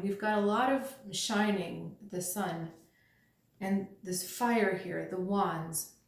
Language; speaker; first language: English; native; English